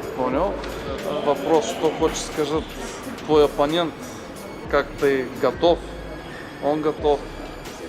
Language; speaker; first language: Russian; non-native, learner; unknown